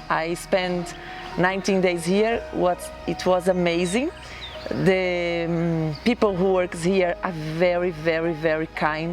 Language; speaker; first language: English; non-native, learner; Portuguese